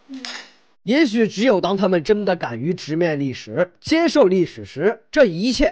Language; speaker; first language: Chinese; native; Chinese